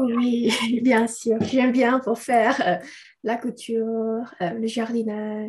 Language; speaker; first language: French; non-native, learner; Indonesian